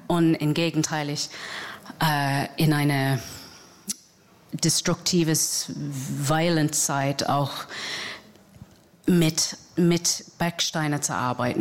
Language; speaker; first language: German; non-native, learner; English